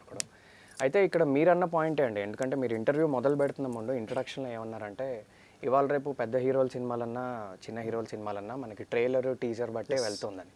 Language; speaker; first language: Telugu; native; Telugu